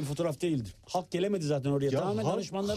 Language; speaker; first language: Turkish; native; Turkish